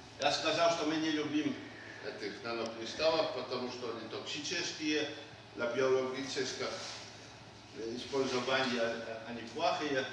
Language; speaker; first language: Russian; non-native, fluent; Polish